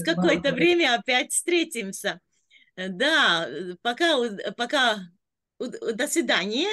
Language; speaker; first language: Russian; non-native, local second language; Latvian